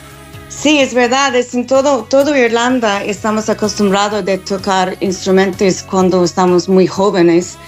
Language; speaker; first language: Spanish; non-native, fluent; English